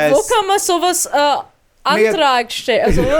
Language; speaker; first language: German; early bilingual, other home language; Arabic